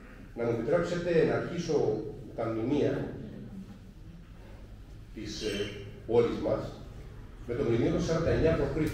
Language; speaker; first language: Greek; native; Greek